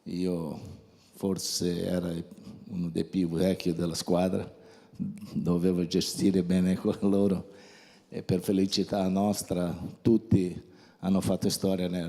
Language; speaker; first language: Italian; non-native, fluent; Portuguese